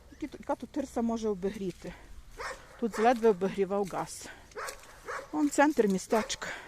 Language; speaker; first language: Ukrainian; native; Ukrainian